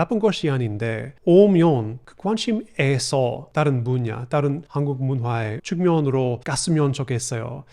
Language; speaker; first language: Korean; non-native, fluent; English